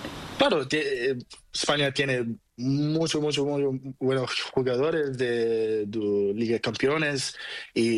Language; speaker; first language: Spanish; non-native, learner; Portuguese